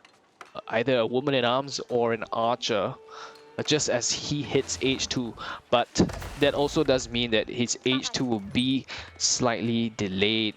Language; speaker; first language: English; native; English